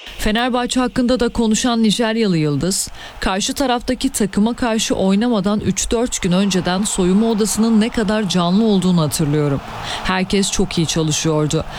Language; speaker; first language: Turkish; native; Turkish